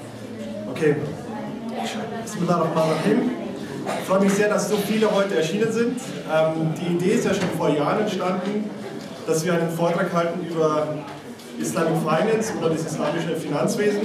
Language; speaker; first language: German; native; German